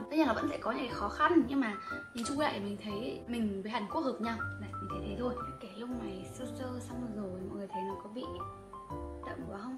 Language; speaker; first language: Vietnamese; native; Vietnamese